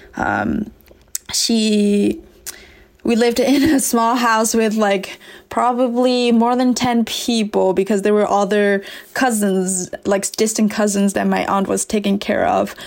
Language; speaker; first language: English; early bilingual, other home language; S'gaw Karen